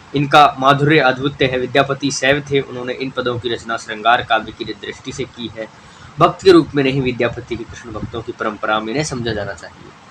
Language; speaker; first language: Hindi; native; Hindi